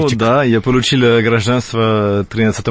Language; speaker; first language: Russian; non-native, fluent; French